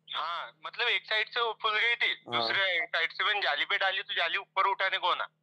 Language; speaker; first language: Hindi; non-native, local second language; Marathi